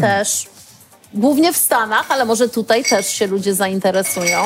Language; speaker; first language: Polish; early bilingual, heritage; Polish